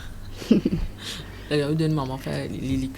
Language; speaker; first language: French; non-native, local second language; Morisyen